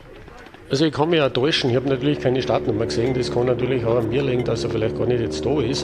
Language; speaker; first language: German; native; German